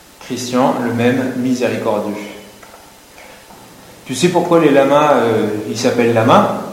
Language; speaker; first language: French; native; French